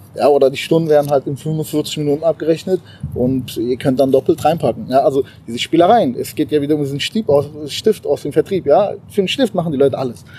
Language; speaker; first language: German; early bilingual, other home language; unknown